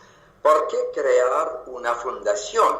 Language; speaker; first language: Spanish; non-native, fluent; French